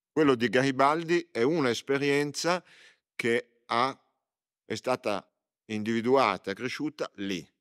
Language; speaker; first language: Italian; native; Italian